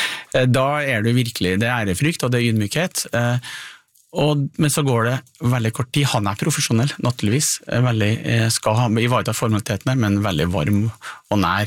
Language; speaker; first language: Norwegian; native; Norwegian